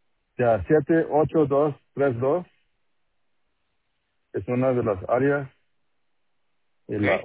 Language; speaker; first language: Spanish; non-native, local second language; English